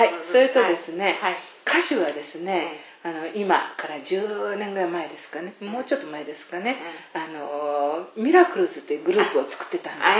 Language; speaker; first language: Japanese; native; Japanese